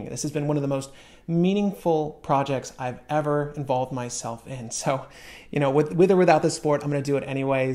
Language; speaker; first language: English; native; English